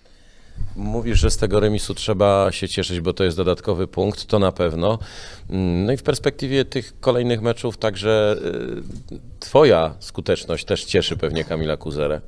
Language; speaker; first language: Polish; native; Polish